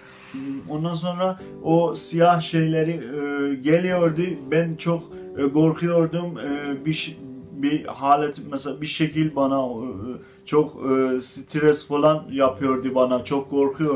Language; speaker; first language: Turkish; non-native, fluent; Azerbaijani